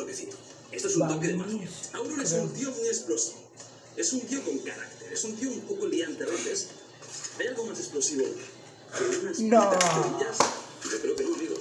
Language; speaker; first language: Spanish; native; Spanish